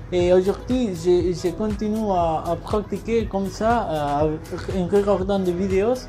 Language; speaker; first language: French; non-native, learner; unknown